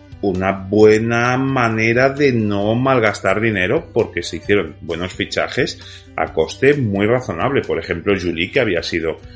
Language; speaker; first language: Spanish; native; Spanish